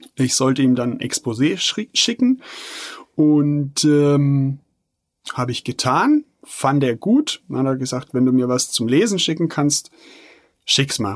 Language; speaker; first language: German; non-native, fluent; Bosnian